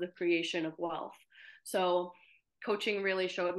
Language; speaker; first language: English; native; English